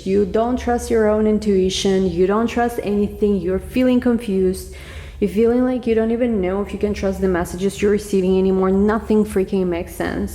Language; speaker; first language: English; non-native, fluent; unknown